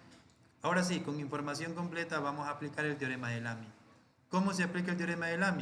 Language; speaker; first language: Spanish; native; Spanish